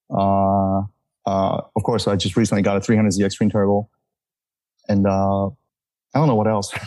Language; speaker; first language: English; early bilingual, other home language; Chinese